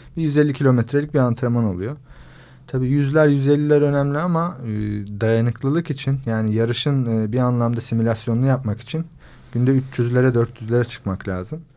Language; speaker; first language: Turkish; native; Turkish